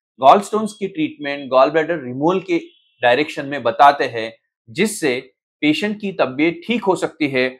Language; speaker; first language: Hindi; non-native, local second language; Marathi